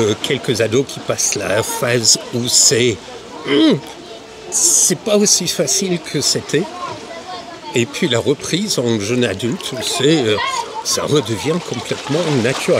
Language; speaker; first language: French; non-native, fluent; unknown